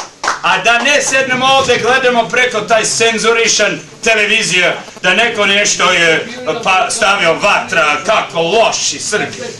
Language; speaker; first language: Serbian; early bilingual, heritage; Serbian